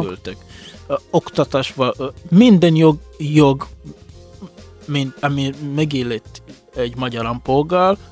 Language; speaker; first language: Hungarian; non-native, fluent; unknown